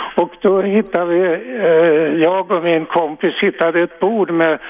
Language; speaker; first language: Swedish; native; Swedish